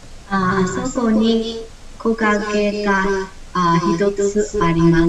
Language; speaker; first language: Japanese; non-native, learner; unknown